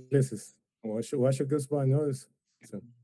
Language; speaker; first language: Portuguese; non-native, learner; Spanish